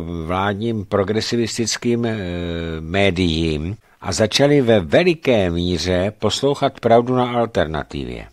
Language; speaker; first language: Czech; native; Czech